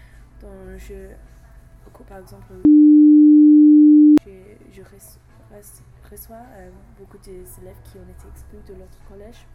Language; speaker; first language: French; non-native, learner; English